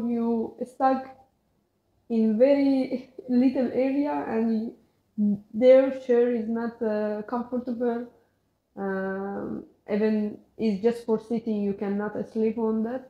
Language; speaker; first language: English; non-native, learner; Persian